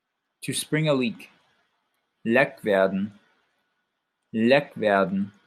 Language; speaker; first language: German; non-native, fluent; English